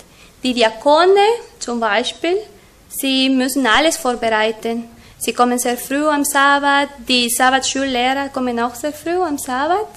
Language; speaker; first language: German; non-native, learner; Spanish